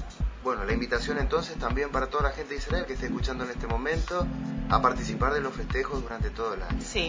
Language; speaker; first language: Spanish; native; Spanish